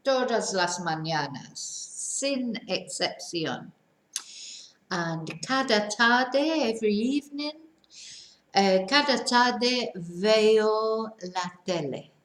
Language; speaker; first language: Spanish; non-native, fluent; English